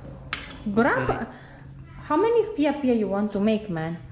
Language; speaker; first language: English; non-native, fluent; Serbian